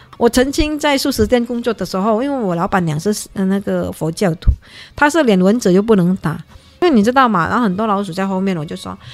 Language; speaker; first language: Chinese; non-native, fluent; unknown